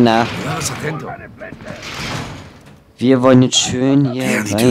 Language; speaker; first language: German; native; German